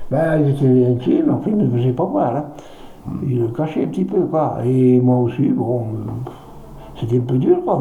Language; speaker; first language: French; native; French